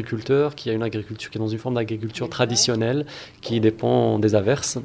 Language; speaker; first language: French; non-native, local second language; Arabic